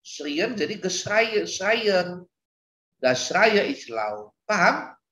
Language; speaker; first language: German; non-native, learner; Indonesian